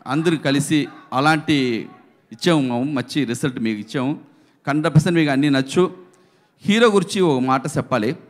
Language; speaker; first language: Telugu; non-native, learner; Tamil